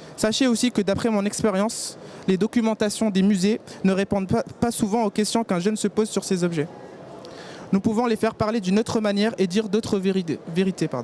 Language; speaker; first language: French; early bilingual, other home language; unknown